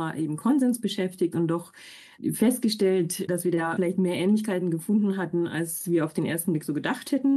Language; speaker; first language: German; native; German